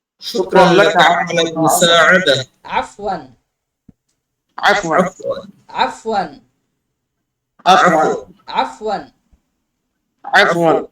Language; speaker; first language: Arabic; non-native, learner; Bangla